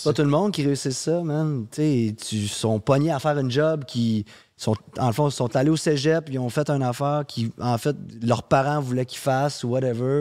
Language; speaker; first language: French; early bilingual, heritage; French